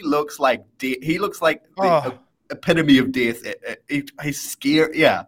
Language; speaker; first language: English; native; English